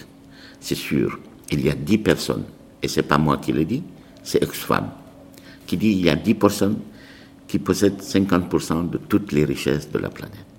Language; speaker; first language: French; non-native, local second language; Arabic